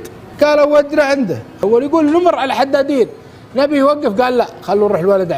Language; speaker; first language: Arabic; native; Arabic